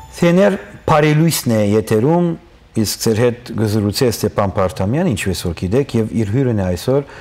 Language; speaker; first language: Armenian; native; Armenian